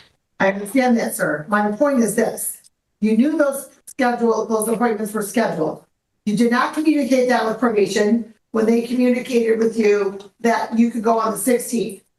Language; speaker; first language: English; native; English